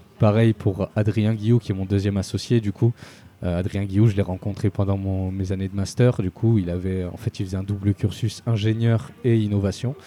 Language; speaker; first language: French; native; French